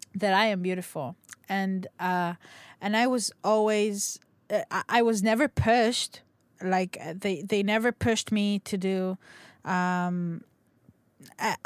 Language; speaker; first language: English; non-native, local second language; Hebrew